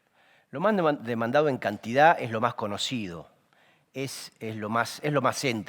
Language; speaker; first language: Spanish; native; Spanish